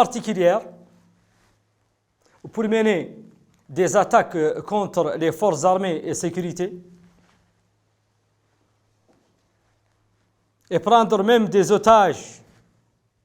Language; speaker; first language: French; non-native, local second language; Arabic